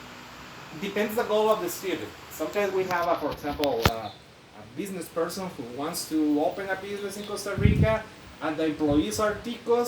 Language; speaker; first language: English; non-native, fluent; Spanish